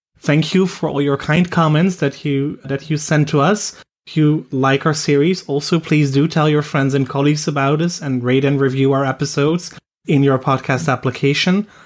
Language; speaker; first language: English; non-native, fluent; Dutch